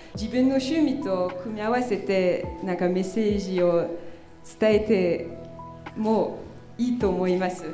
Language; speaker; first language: Japanese; non-native, fluent; French